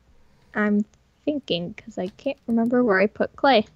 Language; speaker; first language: English; native; English